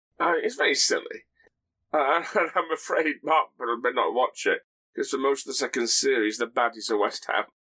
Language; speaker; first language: English; native; English